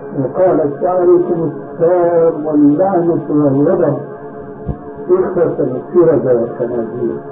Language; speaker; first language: Arabic; early bilingual, other home language; Albanian